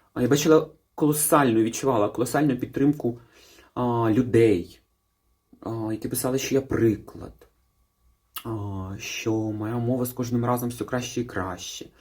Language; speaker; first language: Ukrainian; non-native, local second language; Russian